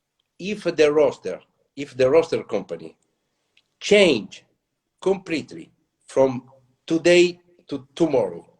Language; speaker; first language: English; non-native, learner; Italian